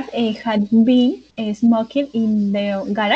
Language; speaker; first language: English; non-native, learner; Spanish